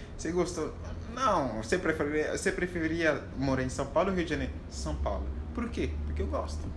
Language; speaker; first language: Portuguese; non-native, fluent; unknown